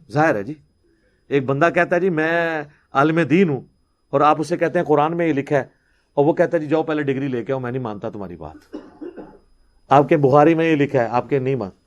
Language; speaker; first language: Urdu; non-native, local second language; Punjabi